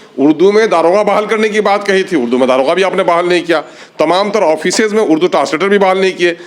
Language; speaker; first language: Urdu; native; Urdu